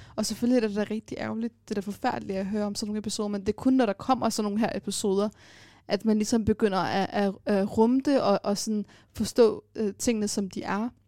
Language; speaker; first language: Danish; early bilingual, other home language; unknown